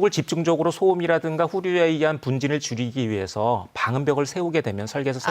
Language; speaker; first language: Korean; native; Korean